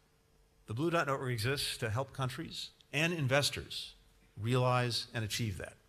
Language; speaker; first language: English; native; English